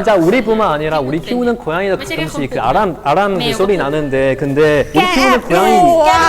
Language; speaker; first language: Korean; non-native, learner; Chinese